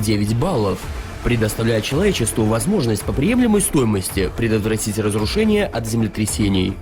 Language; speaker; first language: Russian; native; Russian